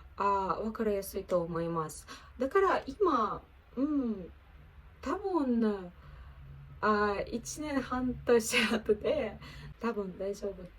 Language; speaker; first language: Japanese; non-native, learner; Ukrainian